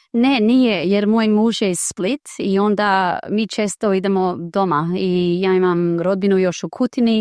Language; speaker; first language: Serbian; early bilingual, heritage; Croatian